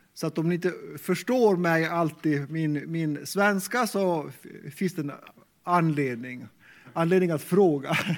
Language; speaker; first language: Swedish; non-native, local second language; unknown